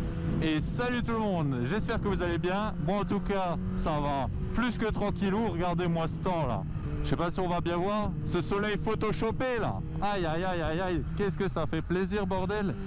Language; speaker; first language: French; native; French